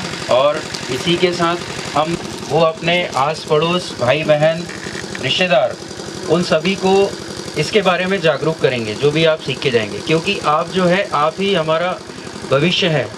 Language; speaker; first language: Hindi; native; Hindi